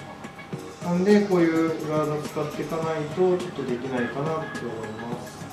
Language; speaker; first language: Japanese; native; Japanese